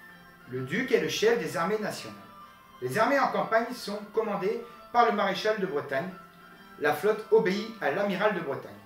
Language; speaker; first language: French; native; French